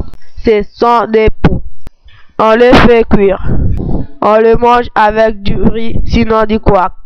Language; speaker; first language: French; non-native, local second language; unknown